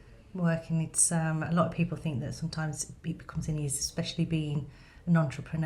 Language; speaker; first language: English; native; English